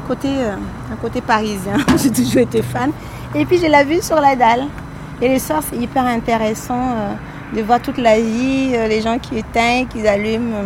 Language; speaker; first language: French; non-native, local second language; Sango